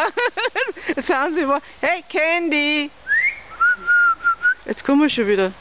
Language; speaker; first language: German; native; German